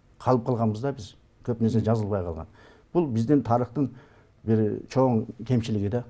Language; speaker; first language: Kyrgyz; native; Kyrgyz